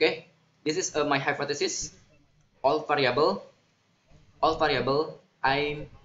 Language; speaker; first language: English; non-native, learner; Indonesian